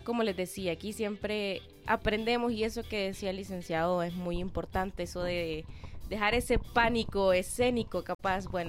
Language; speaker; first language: Spanish; native; Spanish